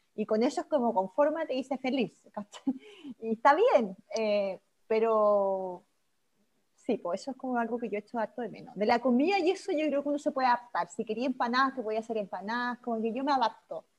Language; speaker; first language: Spanish; native; Spanish